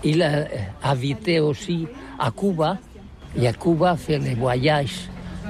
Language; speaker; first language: French; non-native, learner; Catalan